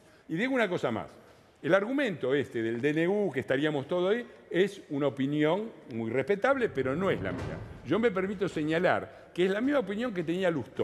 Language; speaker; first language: Spanish; native; Spanish